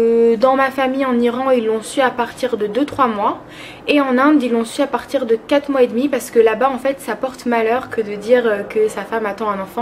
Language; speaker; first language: French; early bilingual, other home language; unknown